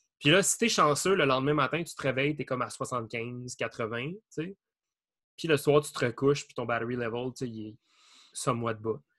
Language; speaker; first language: French; native; French